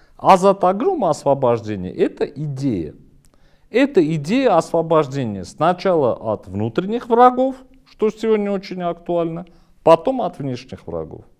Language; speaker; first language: Russian; non-native, local second language; Armenian